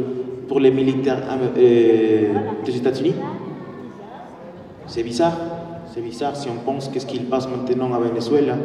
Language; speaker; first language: French; non-native, fluent; Spanish